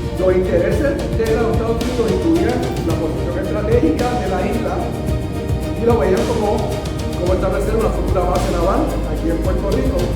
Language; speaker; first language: Spanish; early bilingual, heritage; Spanish